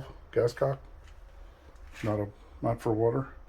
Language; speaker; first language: English; native; English